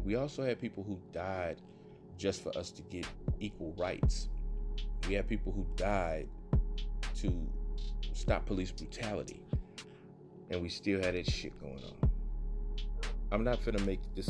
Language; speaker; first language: English; native; English